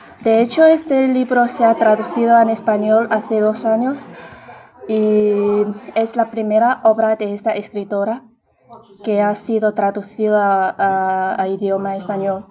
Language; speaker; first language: Spanish; non-native, fluent; Chinese